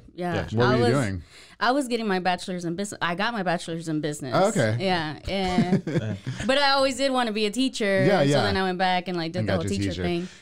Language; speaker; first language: English; native; English